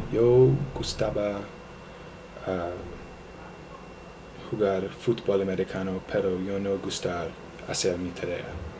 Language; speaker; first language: Spanish; non-native, learner; English